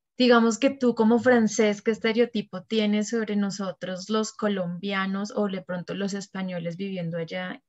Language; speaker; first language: Spanish; native; Spanish